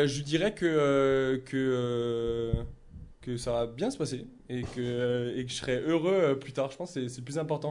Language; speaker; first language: French; native; French